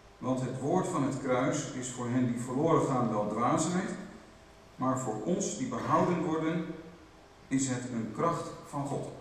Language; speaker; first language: Dutch; native; Dutch